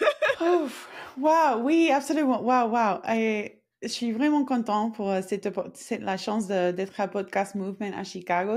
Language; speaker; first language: French; non-native, fluent; Spanish